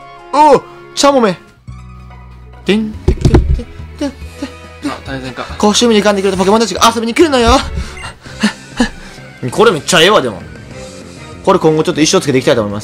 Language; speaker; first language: Japanese; native; Japanese